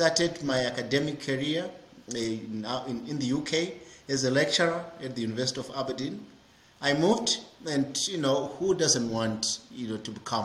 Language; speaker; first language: English; non-native, local second language; Shona